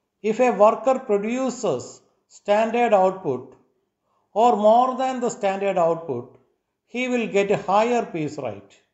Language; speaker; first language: English; non-native, local second language; Malayalam